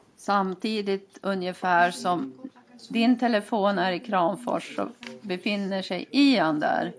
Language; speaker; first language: Swedish; native; Swedish